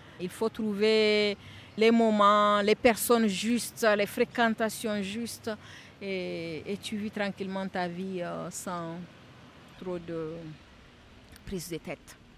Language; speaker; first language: French; non-native, local second language; Bambara